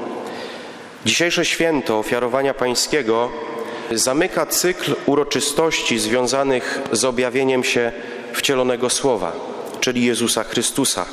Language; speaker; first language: Polish; native; Polish